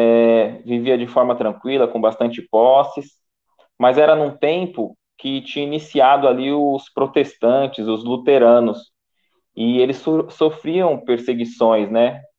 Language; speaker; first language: Portuguese; native; Portuguese